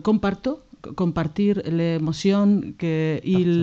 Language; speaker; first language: French; non-native, learner; Spanish